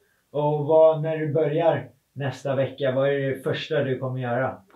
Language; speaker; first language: Swedish; native; Swedish